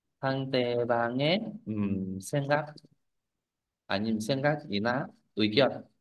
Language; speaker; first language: Korean; non-native, fluent; Vietnamese